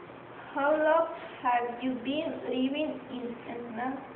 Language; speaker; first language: English; non-native, learner; Spanish